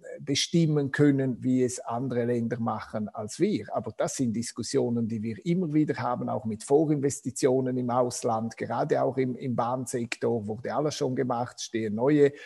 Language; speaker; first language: German; non-native, local second language; Romansh